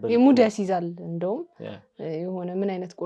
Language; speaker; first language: Amharic; native; Amharic